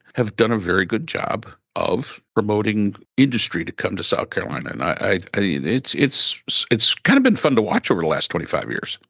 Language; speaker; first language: English; native; English